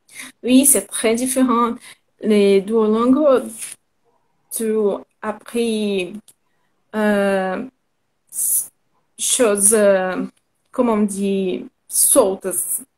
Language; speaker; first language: French; non-native, learner; Portuguese